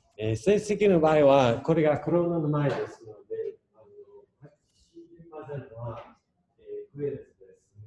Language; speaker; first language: Japanese; non-native, fluent; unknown